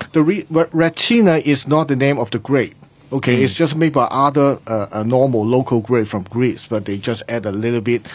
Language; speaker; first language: English; non-native, local second language; Cantonese